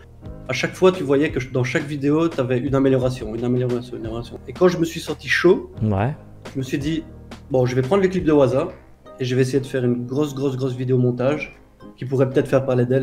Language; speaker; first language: French; native; French